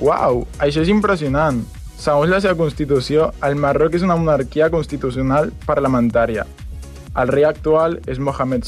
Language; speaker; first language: Catalan; non-native, learner; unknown